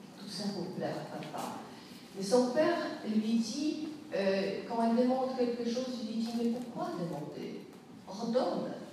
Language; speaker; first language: French; non-native, fluent; Polish